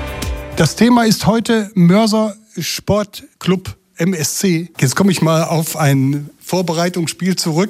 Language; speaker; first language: German; native; German